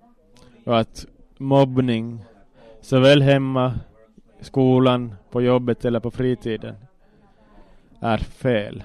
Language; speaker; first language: Swedish; non-native, local second language; Finnish